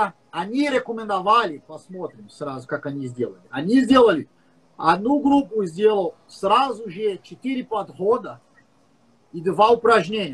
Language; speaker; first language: Russian; non-native, learner; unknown